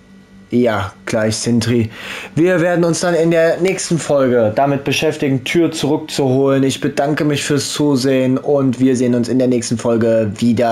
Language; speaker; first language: German; native; German